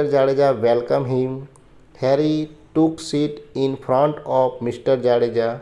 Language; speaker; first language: English; non-native, local second language; Gujarati